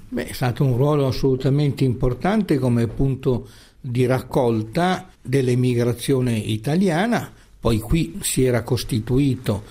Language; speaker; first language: Italian; native; Italian